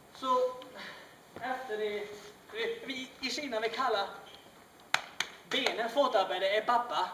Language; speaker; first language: Swedish; non-native, learner; Chinese